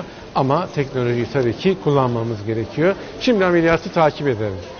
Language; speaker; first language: Turkish; native; Turkish